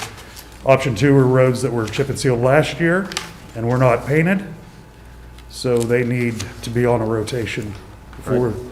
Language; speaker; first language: English; native; English